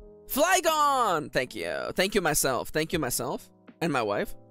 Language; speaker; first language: English; native; English